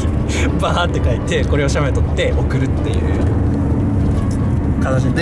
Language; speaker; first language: Japanese; native; Japanese